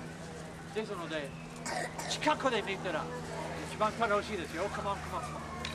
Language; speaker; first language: Japanese; non-native, fluent; English